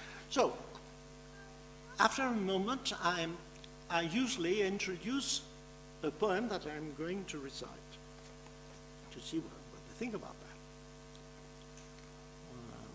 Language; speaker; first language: English; non-native, fluent; French